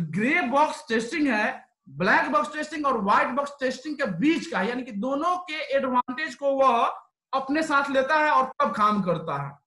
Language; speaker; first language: Hindi; native; Hindi